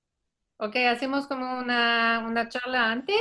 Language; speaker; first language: Spanish; non-native, fluent; French